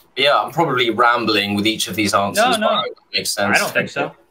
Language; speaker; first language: English; native; English